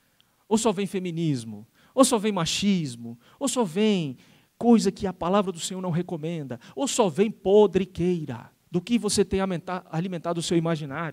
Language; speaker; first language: Portuguese; native; Portuguese